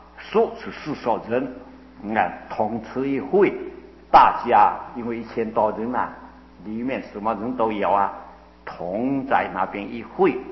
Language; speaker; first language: Chinese; non-native, local second language; Cantonese